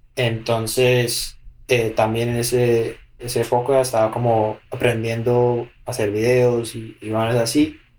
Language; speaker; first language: Spanish; non-native, fluent; English